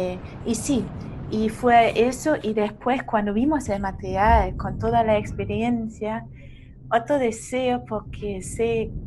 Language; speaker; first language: Spanish; non-native, fluent; German